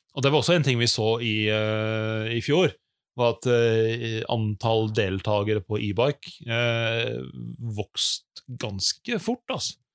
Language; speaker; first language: Norwegian; native; Norwegian